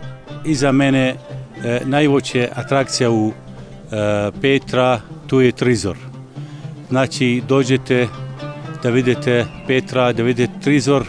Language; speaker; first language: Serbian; non-native, learner; Arabic